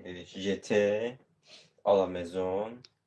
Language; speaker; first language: French; non-native, learner; Azerbaijani